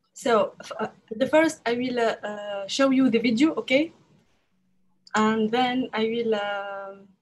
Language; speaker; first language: English; non-native, learner; French